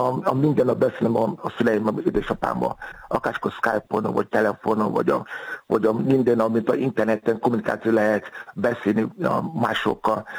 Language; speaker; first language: Hungarian; non-native, fluent; Yoruba